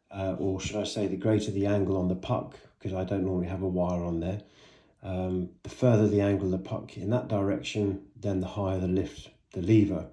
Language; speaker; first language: English; native; English